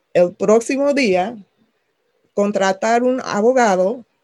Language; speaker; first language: Spanish; non-native, fluent; English